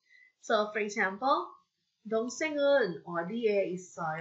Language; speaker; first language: Korean; non-native, fluent; Filipino